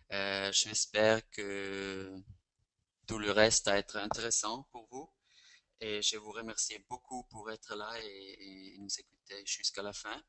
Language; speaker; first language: French; non-native, fluent; Spanish